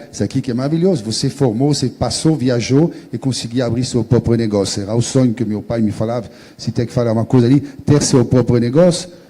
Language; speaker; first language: Portuguese; non-native, fluent; French